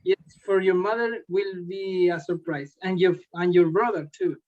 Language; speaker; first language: English; non-native, learner; Spanish